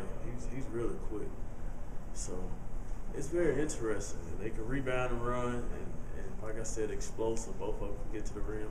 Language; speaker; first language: English; native; English